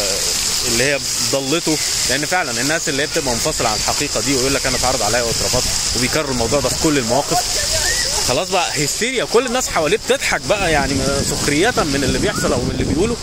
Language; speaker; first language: Arabic; native; Arabic